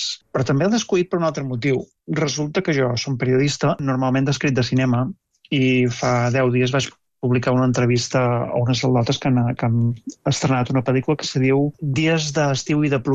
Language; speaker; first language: Catalan; native; Catalan